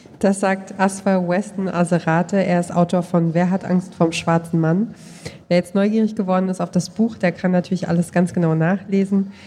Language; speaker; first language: German; native; German